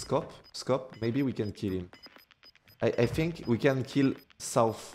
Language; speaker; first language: English; non-native, learner; French